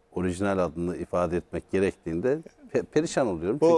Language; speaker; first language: Turkish; native; Turkish